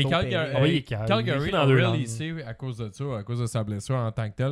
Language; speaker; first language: French; native; French